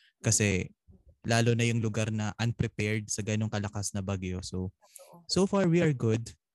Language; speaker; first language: Filipino; non-native, local second language; Bikol